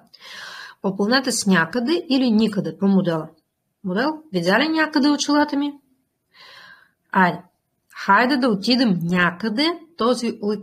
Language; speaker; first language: Bulgarian; non-native, fluent; Russian